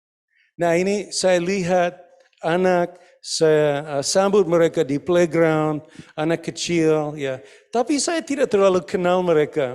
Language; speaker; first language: Indonesian; non-native, fluent; English